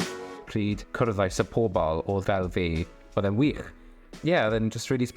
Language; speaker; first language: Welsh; non-native, local second language; English